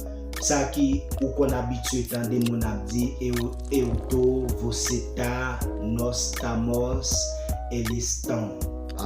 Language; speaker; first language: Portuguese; non-native, fluent; Haitian Creole